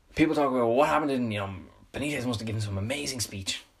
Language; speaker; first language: English; native; English